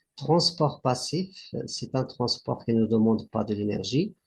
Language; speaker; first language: French; non-native, local second language; Arabic